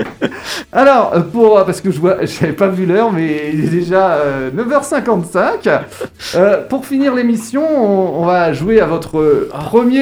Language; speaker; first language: French; native; French